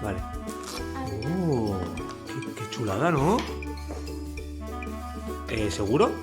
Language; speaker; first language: Spanish; native; Spanish